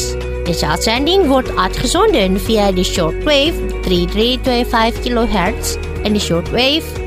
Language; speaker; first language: Dutch; non-native, fluent; Indonesian